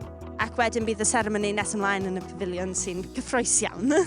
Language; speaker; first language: Welsh; non-native, fluent; English